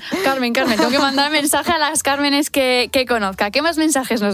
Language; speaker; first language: Spanish; native; Spanish